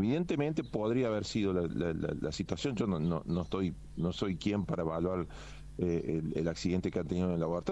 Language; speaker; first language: Spanish; native; Spanish